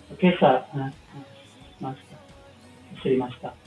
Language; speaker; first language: Japanese; non-native, learner; English